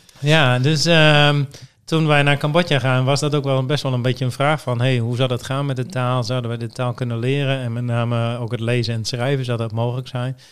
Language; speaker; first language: Dutch; native; Dutch